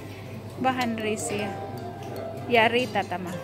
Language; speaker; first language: Finnish; non-native, learner; Filipino